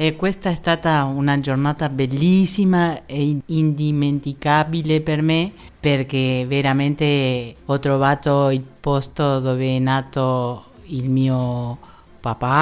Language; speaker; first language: Italian; early bilingual, heritage; Spanish